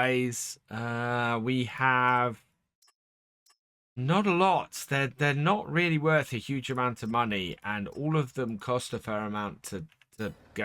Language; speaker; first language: English; native; English